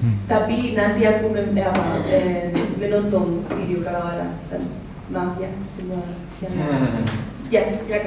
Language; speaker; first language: Indonesian; non-native, fluent; Spanish